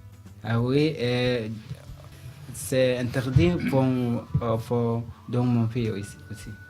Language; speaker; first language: French; non-native, learner; Arabic